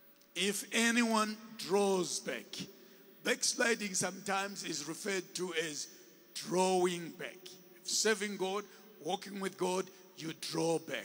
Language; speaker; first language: English; non-native, local second language; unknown